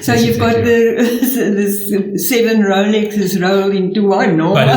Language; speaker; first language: English; non-native, local second language; Afrikaans